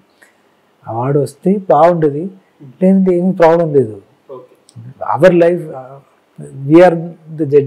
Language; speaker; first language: Telugu; non-native, learner; Malayalam